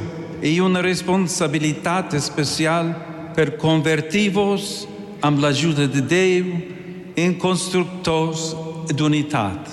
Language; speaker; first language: Catalan; non-native, learner; English